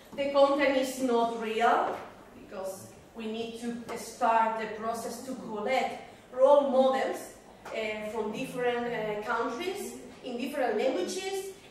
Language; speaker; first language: English; non-native, fluent; Spanish